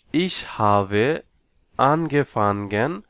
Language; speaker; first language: German; non-native, learner; Bangla